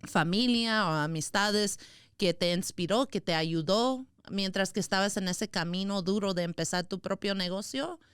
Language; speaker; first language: Spanish; early bilingual, other home language; English